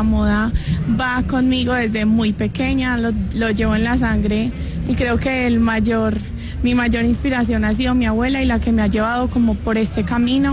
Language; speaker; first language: Spanish; native; Spanish